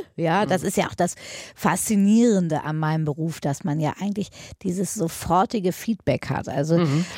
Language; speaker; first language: German; native; German